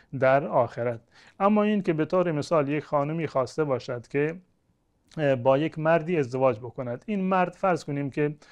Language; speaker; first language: Persian; non-native, local second language; Baluchi